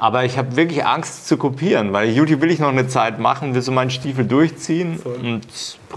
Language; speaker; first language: German; native; German